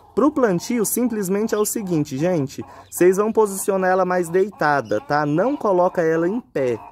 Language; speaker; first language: Portuguese; native; Portuguese